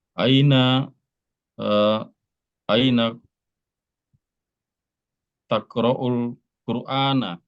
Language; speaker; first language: Arabic; non-native, learner; Indonesian